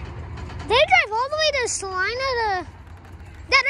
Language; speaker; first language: English; native; English